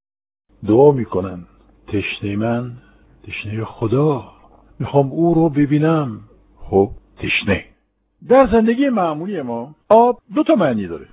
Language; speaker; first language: Persian; non-native, fluent; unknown